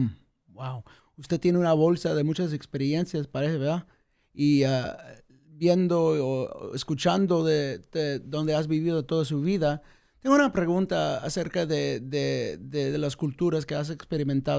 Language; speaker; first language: Spanish; early bilingual, heritage; Spanish